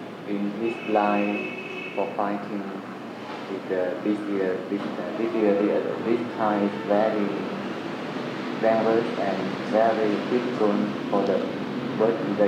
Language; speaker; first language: English; non-native, learner; Vietnamese